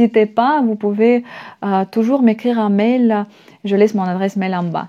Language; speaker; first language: French; non-native, fluent; Russian